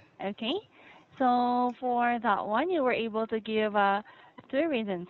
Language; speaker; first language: English; non-native, fluent; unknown